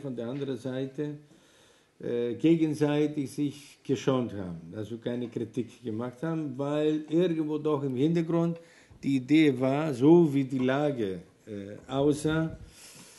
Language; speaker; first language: German; non-native, fluent; Greek